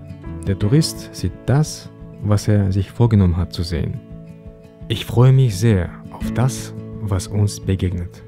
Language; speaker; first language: German; native; German